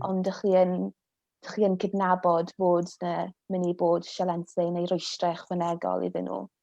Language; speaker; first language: Welsh; non-native, local second language; English